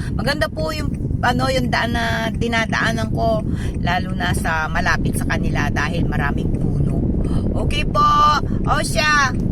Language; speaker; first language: Filipino; native; Filipino